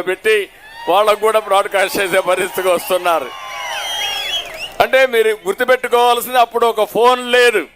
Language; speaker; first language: Telugu; native; Telugu